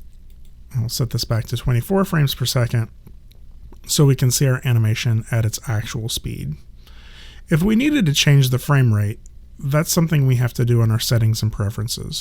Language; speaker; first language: English; native; English